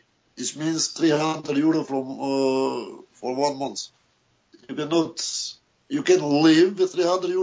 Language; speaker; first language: English; non-native, learner; Albanian